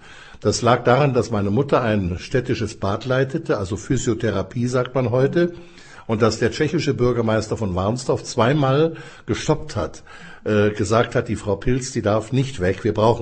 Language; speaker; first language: German; native; German